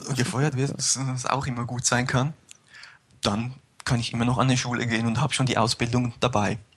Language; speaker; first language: German; native; German